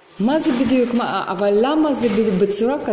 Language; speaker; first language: Hebrew; non-native, fluent; Russian